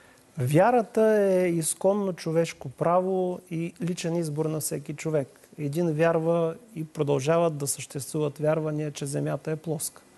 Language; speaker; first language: Bulgarian; native; Bulgarian